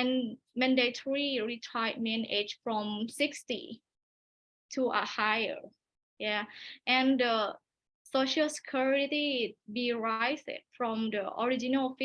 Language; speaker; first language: English; non-native, learner; Thai